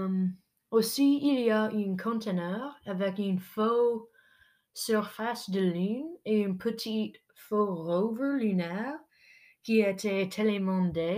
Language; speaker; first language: French; non-native, local second language; English